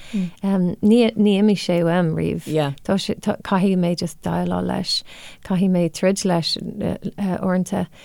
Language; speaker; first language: Irish; non-native, local second language; English